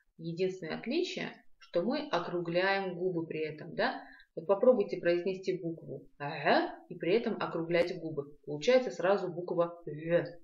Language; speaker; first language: Russian; non-native, local second language; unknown